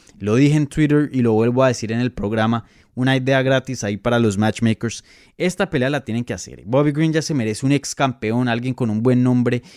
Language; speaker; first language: Spanish; native; Spanish